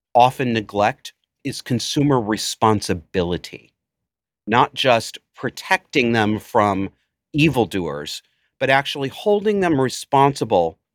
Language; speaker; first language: English; native; English